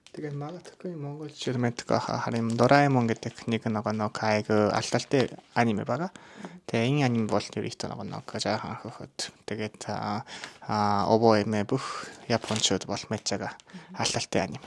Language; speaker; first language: Mongolian; non-native, learner; Japanese